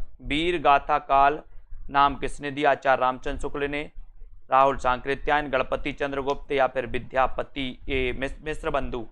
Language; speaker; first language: Hindi; native; Hindi